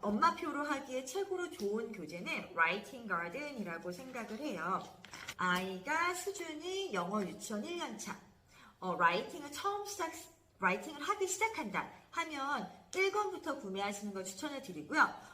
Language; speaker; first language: Korean; native; Korean